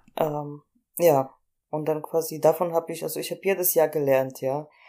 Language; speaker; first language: German; non-native, fluent; Polish